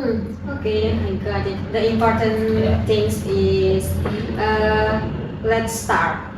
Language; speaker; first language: English; non-native, learner; Indonesian